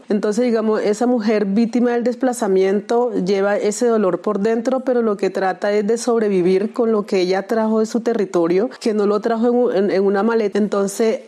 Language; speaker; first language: Spanish; native; Spanish